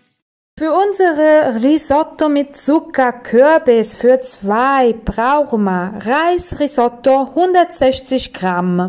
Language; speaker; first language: German; non-native, fluent; Italian